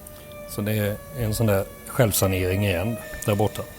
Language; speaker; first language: Swedish; native; Swedish